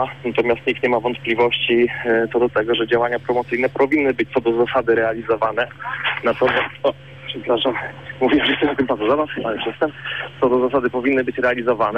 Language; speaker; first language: Polish; native; Polish